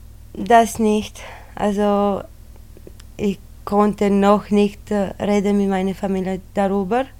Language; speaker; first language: German; non-native, learner; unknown